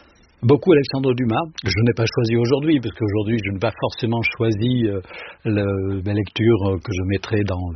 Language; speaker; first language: French; native; French